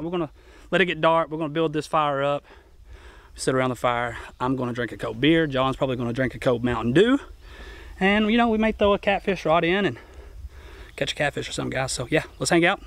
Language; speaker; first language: English; native; English